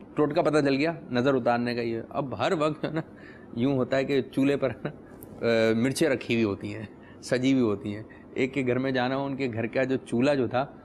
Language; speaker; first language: Urdu; native; Urdu